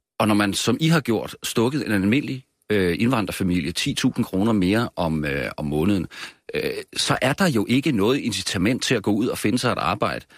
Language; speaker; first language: Danish; native; Danish